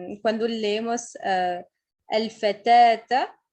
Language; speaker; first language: Spanish; non-native, fluent; French